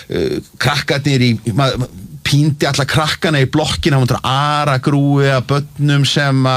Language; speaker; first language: Icelandic; native; Icelandic